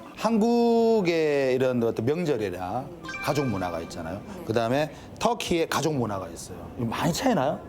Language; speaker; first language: Korean; native; Korean